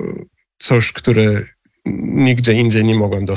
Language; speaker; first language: Polish; non-native, fluent; English